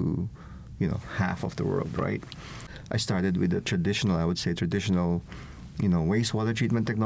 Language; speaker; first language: English; non-native, local second language; Filipino